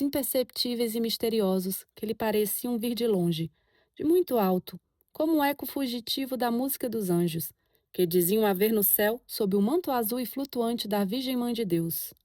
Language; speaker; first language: Portuguese; native; Portuguese